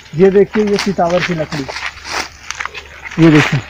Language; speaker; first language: Hindi; native; Hindi